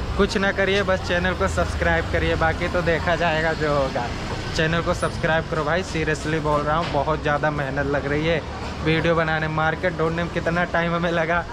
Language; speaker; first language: Hindi; native; Hindi